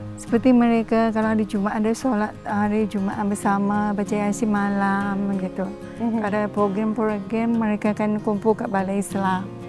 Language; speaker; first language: Malay; early bilingual, other home language; Min Nan Chinese